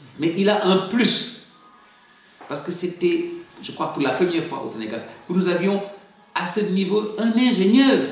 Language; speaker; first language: French; non-native, local second language; Wolof